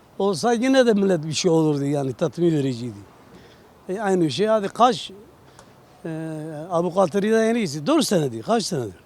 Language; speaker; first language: Turkish; non-native, local second language; Kurdish